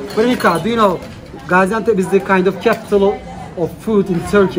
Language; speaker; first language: English; non-native, learner; Turkish